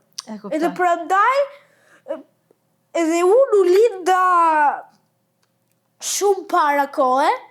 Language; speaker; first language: Albanian; early bilingual, heritage; Albanian